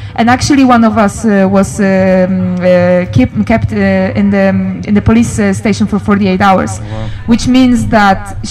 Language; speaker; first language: English; non-native, learner; Polish